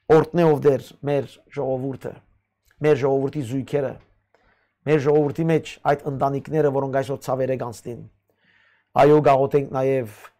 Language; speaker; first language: Armenian; early bilingual, heritage; Armenian